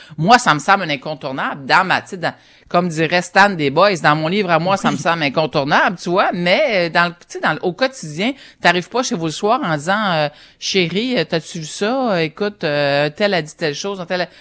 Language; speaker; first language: French; native; French